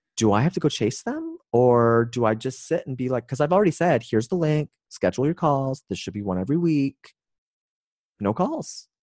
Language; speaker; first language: English; native; English